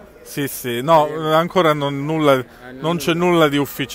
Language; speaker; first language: Italian; native; Italian